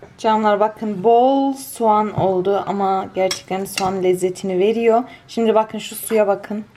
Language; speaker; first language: Turkish; early bilingual, heritage; Turkish